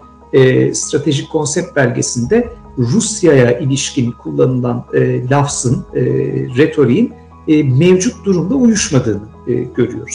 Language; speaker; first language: Turkish; native; Turkish